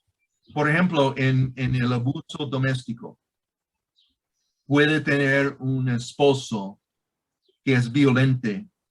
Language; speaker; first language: Spanish; non-native, fluent; English